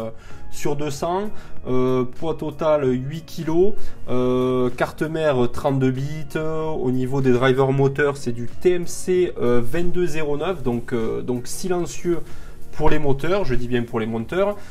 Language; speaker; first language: French; native; French